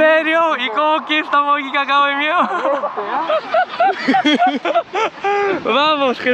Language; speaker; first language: Spanish; non-native, learner; Thai